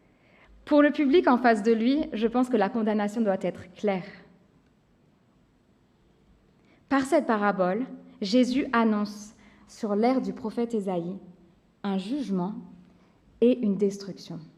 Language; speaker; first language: French; native; French